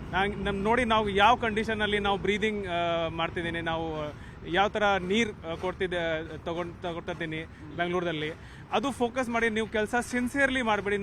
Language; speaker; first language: Kannada; non-native, fluent; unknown